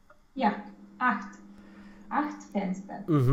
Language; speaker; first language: German; non-native, learner; Romanian